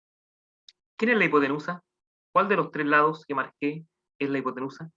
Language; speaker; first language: Spanish; native; Spanish